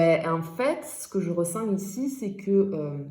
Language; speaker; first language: French; native; French